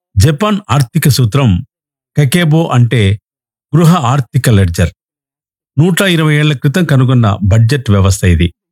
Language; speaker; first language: Telugu; native; Telugu